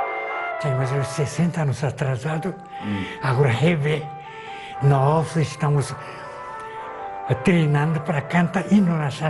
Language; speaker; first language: Portuguese; non-native, learner; Korean